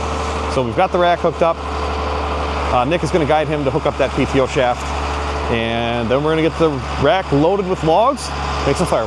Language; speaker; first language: English; native; English